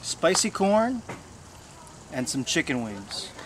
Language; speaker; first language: English; native; English